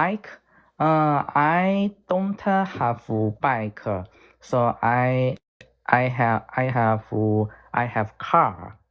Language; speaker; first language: English; non-native, learner; Korean